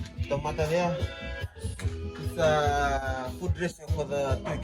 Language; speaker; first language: English; non-native, local second language; Fijian